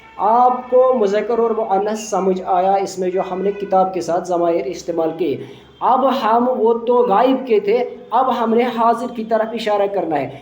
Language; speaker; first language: Urdu; non-native, local second language; Punjabi